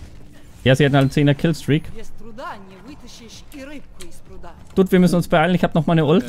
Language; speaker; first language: German; native; German